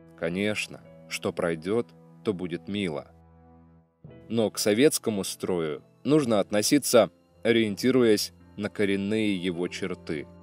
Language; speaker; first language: Russian; native; Russian